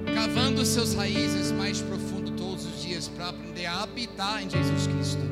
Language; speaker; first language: Portuguese; non-native, fluent; English